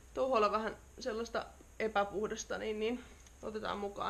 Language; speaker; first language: Finnish; native; Finnish